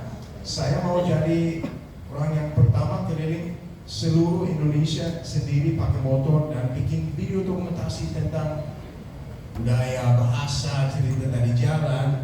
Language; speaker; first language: Indonesian; non-native, fluent; Danish